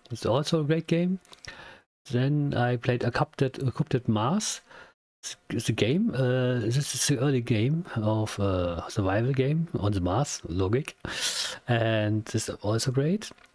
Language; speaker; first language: English; non-native, learner; German